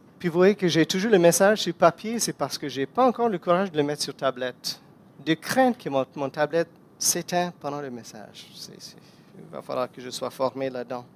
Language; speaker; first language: French; non-native, fluent; English